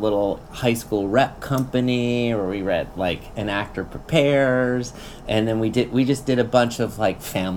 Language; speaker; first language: English; native; English